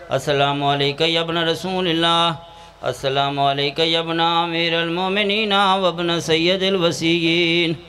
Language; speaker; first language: Urdu; non-native, local second language; Punjabi